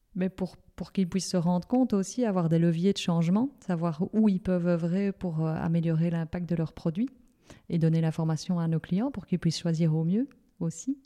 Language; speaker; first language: French; native; French